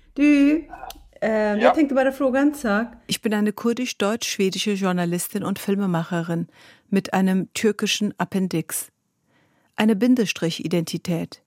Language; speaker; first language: German; early bilingual, other home language; Zaza